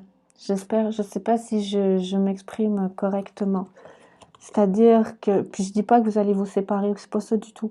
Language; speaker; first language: French; native; French